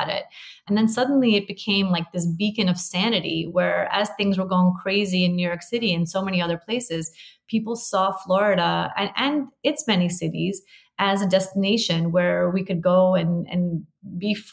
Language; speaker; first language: English; native; English